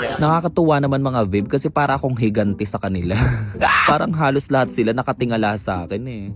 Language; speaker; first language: Filipino; native; Filipino